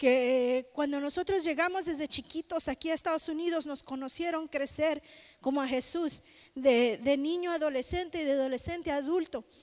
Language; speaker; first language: Spanish; native; Spanish